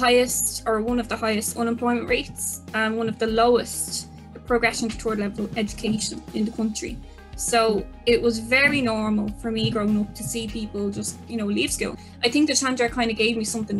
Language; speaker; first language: English; native; English